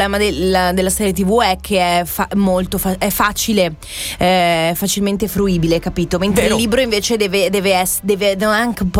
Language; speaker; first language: Italian; non-native, local second language; Sicilian